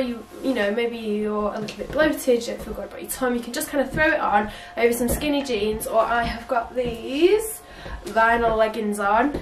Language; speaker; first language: English; native; English